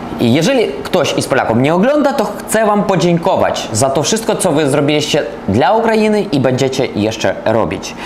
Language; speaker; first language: Polish; non-native, learner; Ukrainian